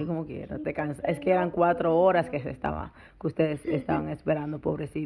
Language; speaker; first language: Spanish; native; Spanish